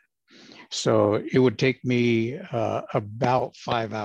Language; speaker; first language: English; native; English